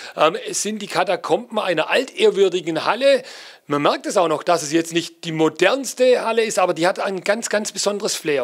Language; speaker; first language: German; native; German